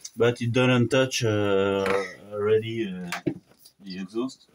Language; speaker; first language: English; non-native, learner; French